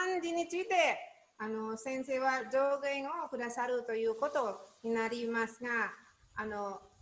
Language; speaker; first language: Japanese; non-native, learner; Indonesian